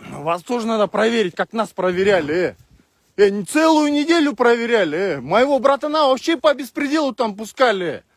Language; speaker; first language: Russian; non-native, local second language; Kyrgyz